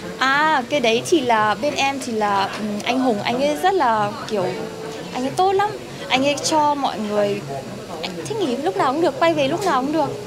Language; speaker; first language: Vietnamese; early bilingual, heritage; Vietnamese